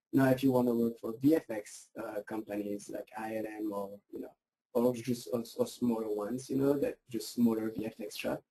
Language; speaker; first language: English; non-native, fluent; French